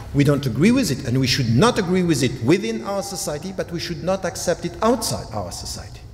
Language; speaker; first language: English; non-native, fluent; French